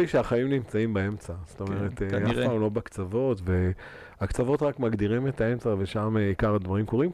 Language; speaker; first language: Hebrew; native; Hebrew